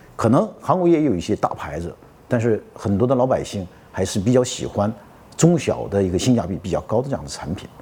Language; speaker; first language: Chinese; native; Chinese